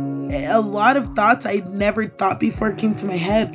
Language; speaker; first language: English; early bilingual, other home language; Spanish